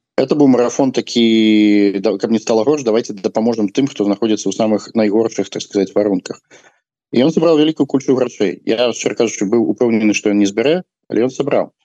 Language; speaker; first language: Belarusian; non-native, local second language; Russian